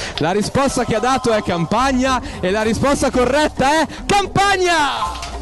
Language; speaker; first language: Italian; native; Italian